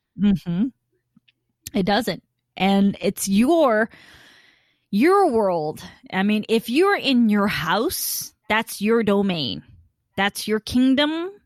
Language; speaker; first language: English; early bilingual, other home language; Khmer